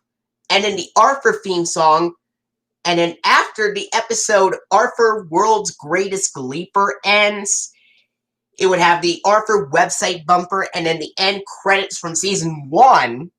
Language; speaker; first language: English; native; English